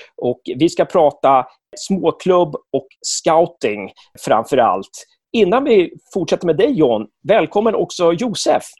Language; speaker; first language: Swedish; native; Swedish